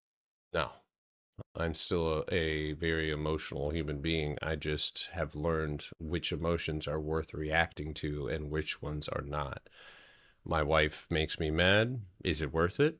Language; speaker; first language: English; native; English